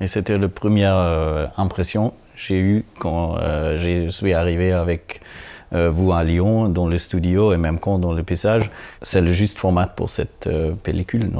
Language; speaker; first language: French; non-native, fluent; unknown